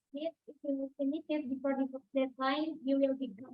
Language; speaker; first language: English; non-native, learner; Indonesian